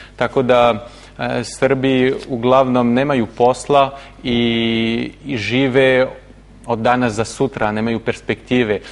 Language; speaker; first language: Serbian; non-native, fluent; French